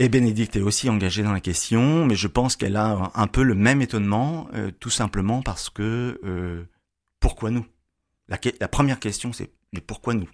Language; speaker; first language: French; native; French